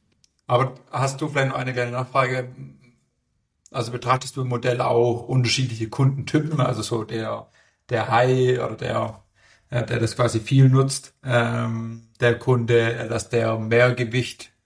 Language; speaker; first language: German; native; German